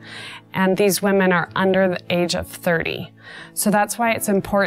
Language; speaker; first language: English; native; English